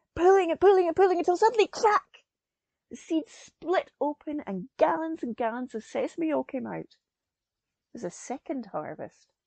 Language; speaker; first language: English; native; English